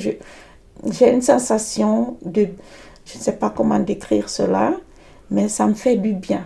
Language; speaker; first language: French; native; French